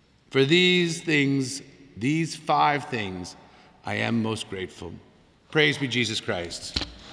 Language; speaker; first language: English; native; English